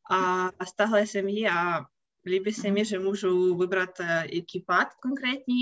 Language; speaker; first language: Czech; non-native, fluent; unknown